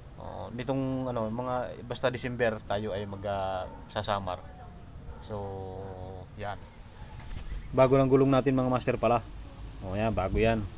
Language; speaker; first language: Filipino; non-native, local second language; Waray